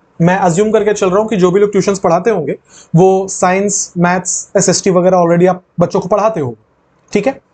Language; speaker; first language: Hindi; native; Hindi